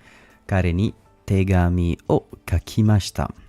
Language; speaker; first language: Japanese; non-native, learner; English